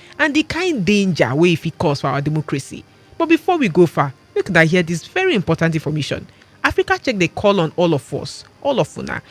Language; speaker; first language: Nigerian Pidgin; non-native, local second language; Igbo